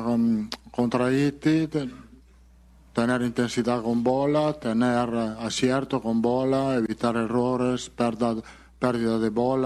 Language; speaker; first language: Portuguese; non-native, learner; Italian